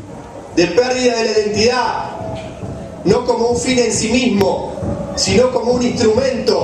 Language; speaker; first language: Spanish; native; Spanish